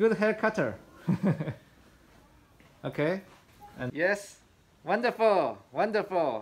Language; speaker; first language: English; non-native, learner; Chinese